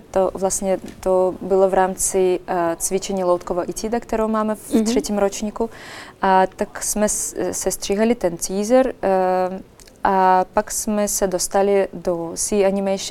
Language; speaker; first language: Czech; non-native, fluent; Russian